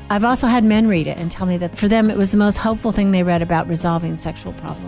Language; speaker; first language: English; native; English